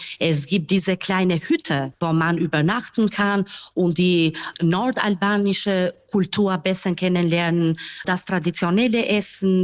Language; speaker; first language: German; non-native, fluent; Albanian